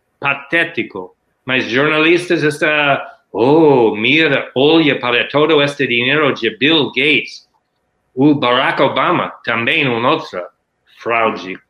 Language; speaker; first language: Portuguese; non-native, learner; English